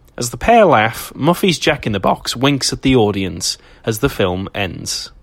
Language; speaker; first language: English; native; English